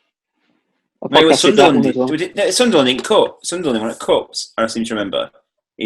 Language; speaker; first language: English; native; English